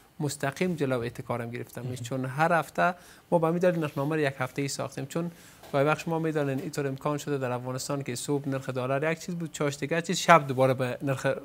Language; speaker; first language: Persian; native; Persian